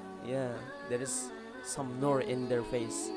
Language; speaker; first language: English; non-native, learner; Indonesian